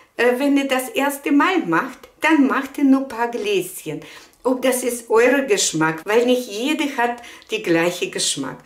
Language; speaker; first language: German; non-native, fluent; Russian